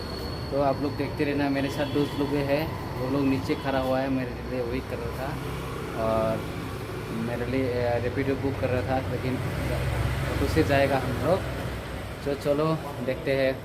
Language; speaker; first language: Hindi; non-native, local second language; Kok Borok